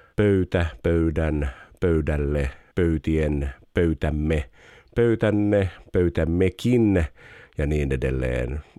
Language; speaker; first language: Finnish; native; Finnish